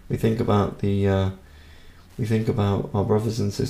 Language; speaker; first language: English; non-native, local second language; Hungarian